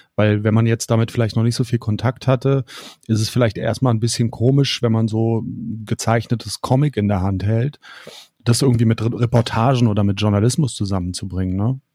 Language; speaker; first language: German; native; German